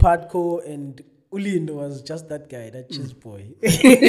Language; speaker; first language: English; non-native, local second language; Zulu